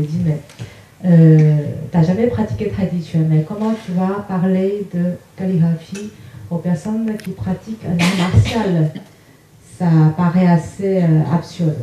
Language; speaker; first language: French; non-native, fluent; Chinese